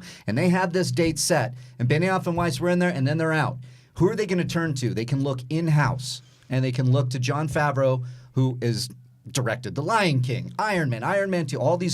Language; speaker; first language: English; native; English